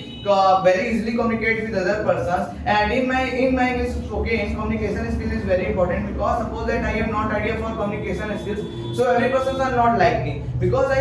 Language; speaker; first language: English; non-native, learner; Hindi